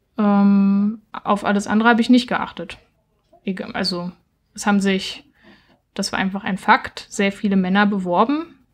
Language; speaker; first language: German; native; German